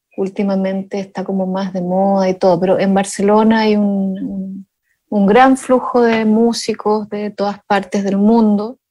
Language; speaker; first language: Spanish; native; Spanish